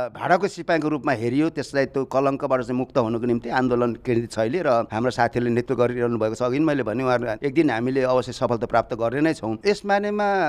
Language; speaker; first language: Nepali; non-native, local second language; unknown